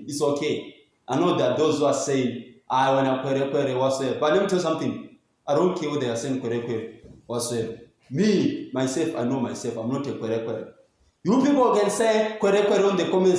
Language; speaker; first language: English; non-native, local second language; Zulu